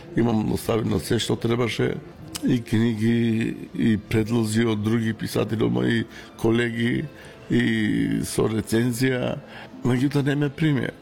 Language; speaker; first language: Macedonian; non-native, local second language; Romany